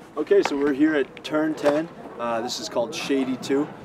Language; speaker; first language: English; native; English